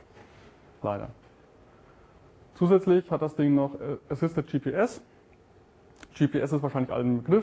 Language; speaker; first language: German; native; German